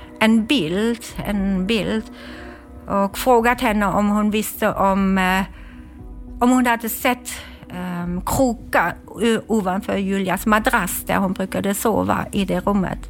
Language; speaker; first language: Swedish; non-native, fluent; German